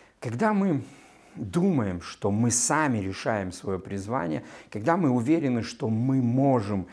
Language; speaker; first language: Russian; native; Russian